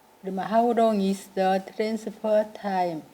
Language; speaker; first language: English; non-native, learner; Korean